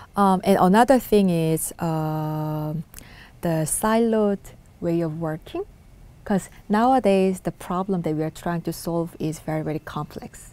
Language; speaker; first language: English; non-native, fluent; Korean